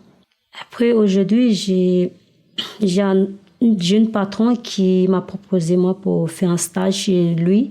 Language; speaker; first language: French; non-native, learner; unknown